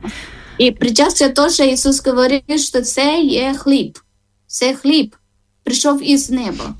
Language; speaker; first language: Ukrainian; non-native, learner; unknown